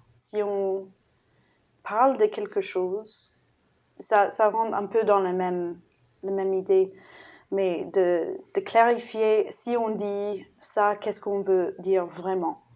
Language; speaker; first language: French; non-native, fluent; English